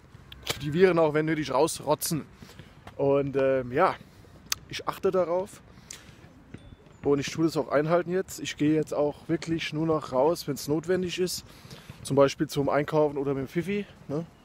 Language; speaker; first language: German; native; German